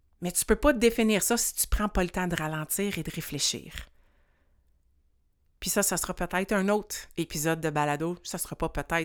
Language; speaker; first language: French; native; French